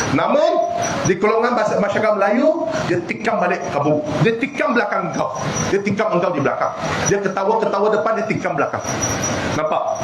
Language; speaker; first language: Malay; non-native, local second language; Chinese